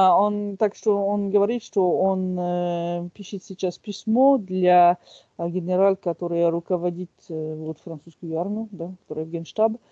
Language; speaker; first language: Russian; non-native, fluent; French